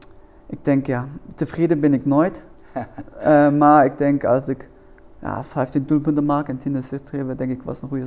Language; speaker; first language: Dutch; non-native, learner; German